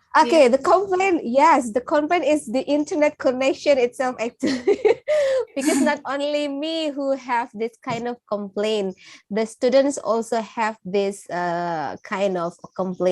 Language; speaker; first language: English; non-native, fluent; Indonesian